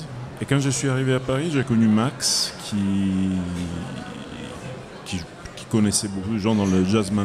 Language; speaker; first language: French; early bilingual, other home language; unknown